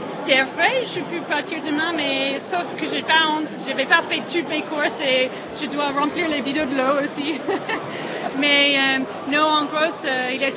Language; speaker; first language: French; non-native, fluent; English